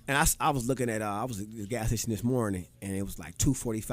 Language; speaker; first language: English; native; English